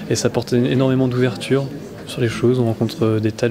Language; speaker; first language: French; native; French